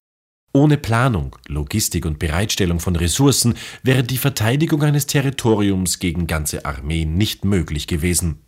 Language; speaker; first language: German; native; German